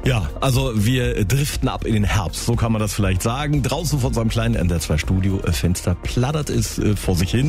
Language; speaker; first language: German; native; German